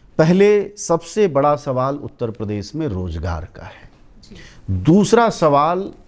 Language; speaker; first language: Hindi; native; Hindi